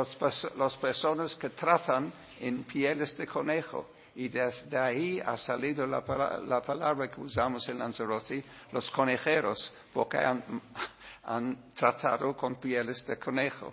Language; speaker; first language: Spanish; non-native, learner; English